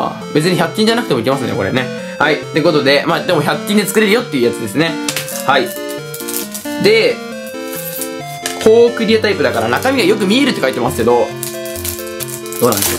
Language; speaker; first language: Japanese; native; Japanese